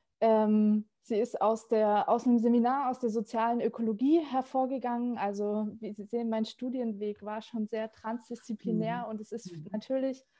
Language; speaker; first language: German; native; German